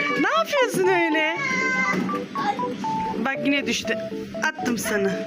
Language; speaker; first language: Turkish; native; Turkish